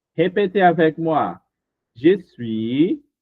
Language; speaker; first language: French; non-native, fluent; Portuguese